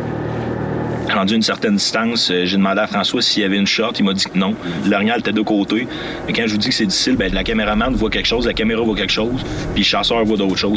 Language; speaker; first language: French; native; French